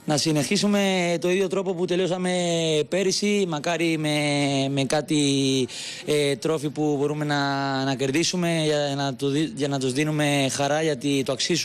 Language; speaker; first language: Greek; non-native, learner; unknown